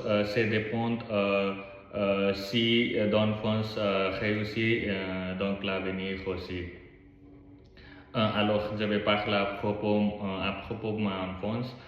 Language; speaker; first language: French; non-native, learner; Nepali